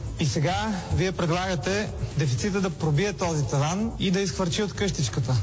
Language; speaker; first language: Bulgarian; native; Bulgarian